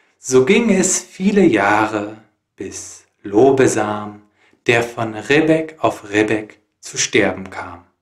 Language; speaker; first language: German; native; German